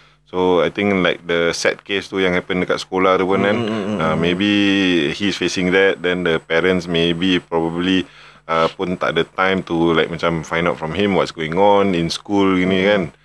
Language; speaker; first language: English; non-native, local second language; Malay